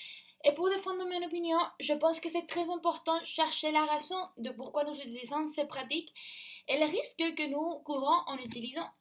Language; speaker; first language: French; non-native, learner; Spanish